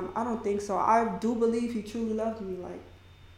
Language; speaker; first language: English; native; English